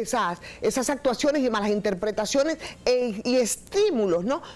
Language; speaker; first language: Spanish; native; Spanish